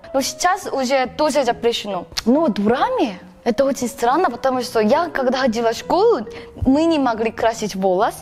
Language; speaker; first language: Russian; non-native, learner; Korean